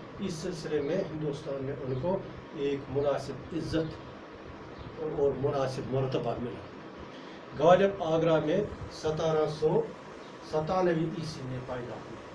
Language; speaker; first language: Urdu; non-native, local second language; Kashmiri